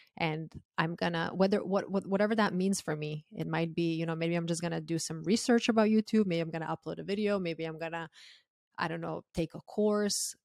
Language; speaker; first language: English; non-native, fluent; Croatian